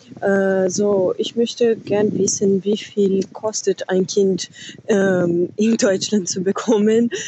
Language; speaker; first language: German; non-native, learner; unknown